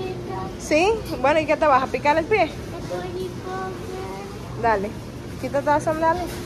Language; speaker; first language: Spanish; native; Spanish